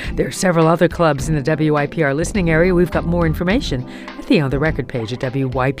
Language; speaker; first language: English; native; English